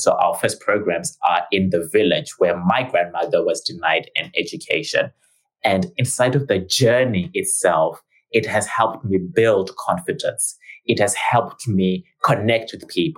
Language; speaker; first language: English; non-native, local second language; Shona